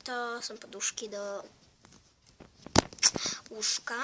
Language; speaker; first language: Polish; early bilingual, heritage; Polish